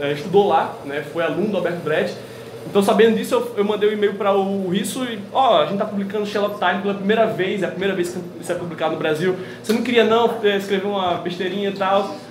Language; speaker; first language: Portuguese; native; Portuguese